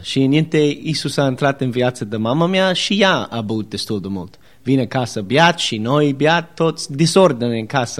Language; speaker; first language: Romanian; non-native, learner; English